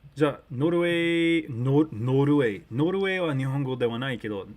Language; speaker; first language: Japanese; early bilingual, other home language; English